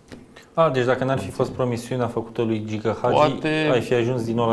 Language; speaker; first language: Romanian; native; Romanian